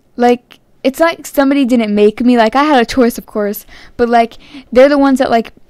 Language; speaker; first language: English; native; English